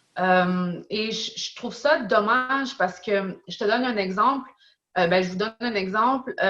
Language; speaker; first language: French; early bilingual, other home language; Portuguese